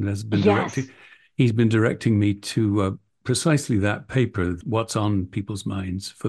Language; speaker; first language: English; native; English